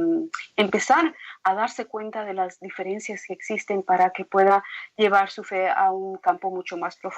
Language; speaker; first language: Spanish; native; Spanish